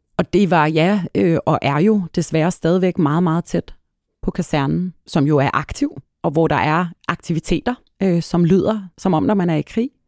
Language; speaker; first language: Danish; early bilingual, other home language; Arabic